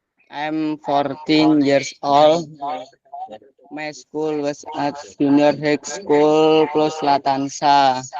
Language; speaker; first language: English; non-native, learner; Indonesian